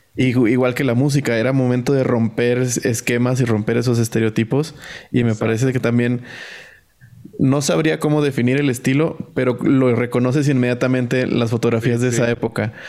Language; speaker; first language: Spanish; native; Spanish